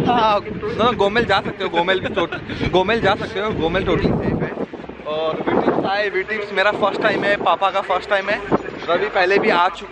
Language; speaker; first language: Hindi; native; Hindi